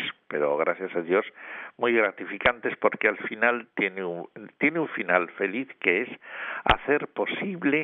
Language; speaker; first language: Spanish; native; Spanish